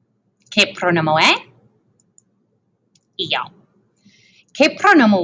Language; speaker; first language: Italian; non-native, fluent; English